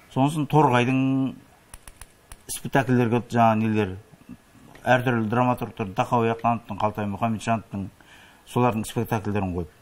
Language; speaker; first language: Kazakh; native; Kazakh